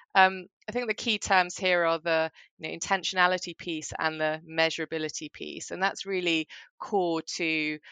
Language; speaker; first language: English; early bilingual, other home language; German